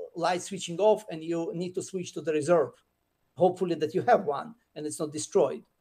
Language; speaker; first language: English; non-native, fluent; Russian